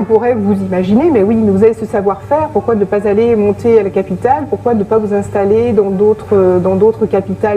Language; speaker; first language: French; native; French